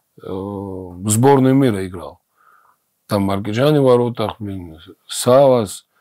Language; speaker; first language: Russian; non-native, fluent; Georgian